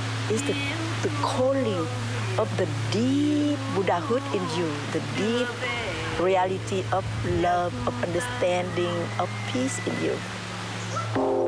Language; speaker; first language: English; non-native, fluent; Vietnamese